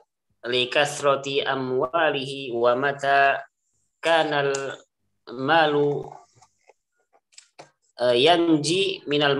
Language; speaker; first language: Arabic; non-native, learner; Indonesian